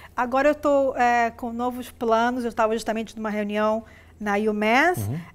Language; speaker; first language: Portuguese; native; Portuguese